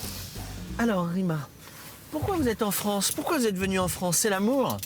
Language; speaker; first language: French; native; French